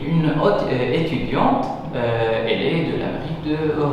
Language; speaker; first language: French; non-native, local second language; Arabic